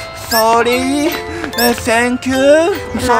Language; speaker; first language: English; non-native, learner; Japanese